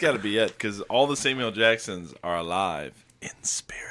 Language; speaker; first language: English; native; English